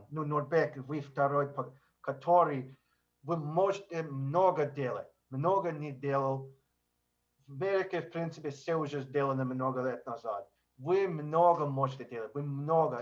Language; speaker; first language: Russian; non-native, learner; English